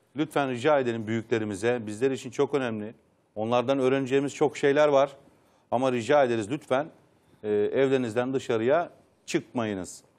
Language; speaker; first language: Turkish; native; Turkish